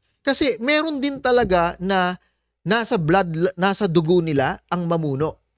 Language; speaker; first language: Filipino; native; Filipino